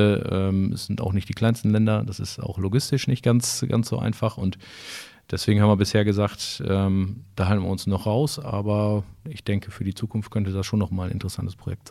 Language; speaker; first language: German; native; German